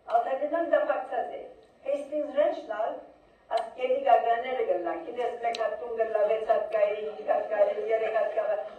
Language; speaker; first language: Armenian; early bilingual, heritage; Armenian